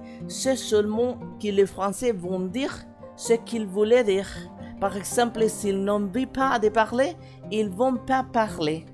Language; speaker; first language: French; non-native, fluent; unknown